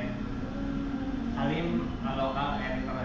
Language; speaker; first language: English; non-native, learner; Indonesian